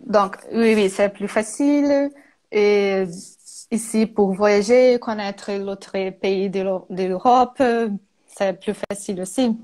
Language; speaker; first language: French; non-native, learner; Portuguese